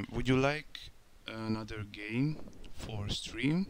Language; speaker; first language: English; non-native, learner; Hungarian